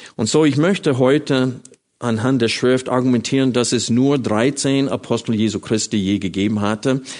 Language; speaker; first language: German; non-native, fluent; English